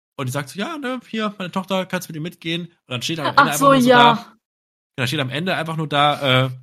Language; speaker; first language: German; native; German